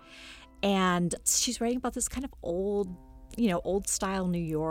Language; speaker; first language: English; native; English